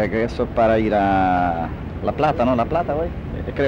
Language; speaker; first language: Spanish; non-native, local second language; Portuguese